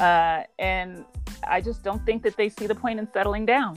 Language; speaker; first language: English; native; English